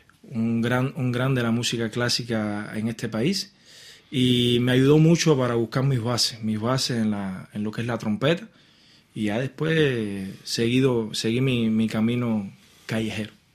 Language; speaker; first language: Spanish; native; Spanish